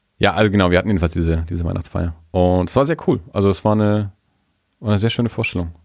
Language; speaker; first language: German; native; German